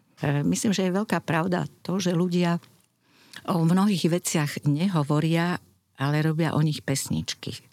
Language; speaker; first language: Slovak; native; Slovak